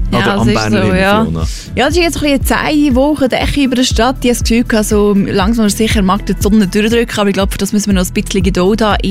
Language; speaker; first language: German; native; German